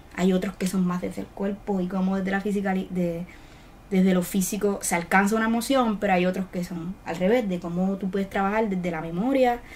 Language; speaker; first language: Spanish; native; Spanish